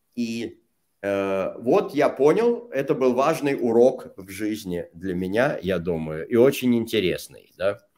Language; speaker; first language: Russian; native; Russian